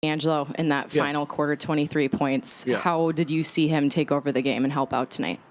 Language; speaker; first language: English; native; English